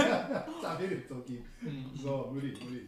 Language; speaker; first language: Japanese; non-native, learner; English